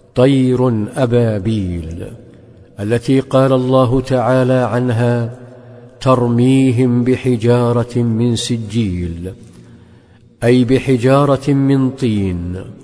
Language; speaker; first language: Arabic; native; Arabic